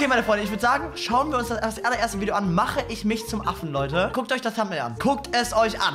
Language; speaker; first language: German; native; German